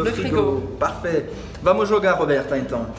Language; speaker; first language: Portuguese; non-native, fluent; French